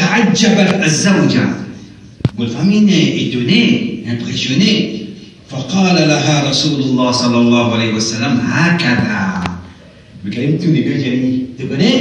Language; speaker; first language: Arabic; non-native, fluent; Morisyen